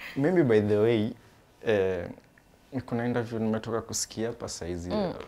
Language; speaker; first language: Swahili; native; Swahili